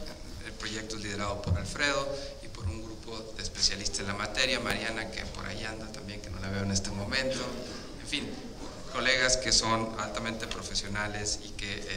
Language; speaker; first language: Spanish; native; Spanish